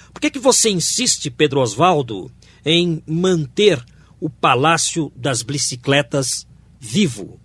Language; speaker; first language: Portuguese; native; Portuguese